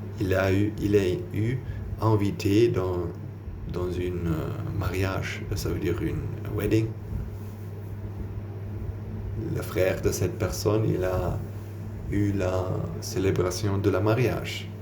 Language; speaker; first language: French; non-native, learner; German